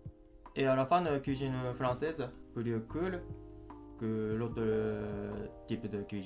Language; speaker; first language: French; non-native, learner; Japanese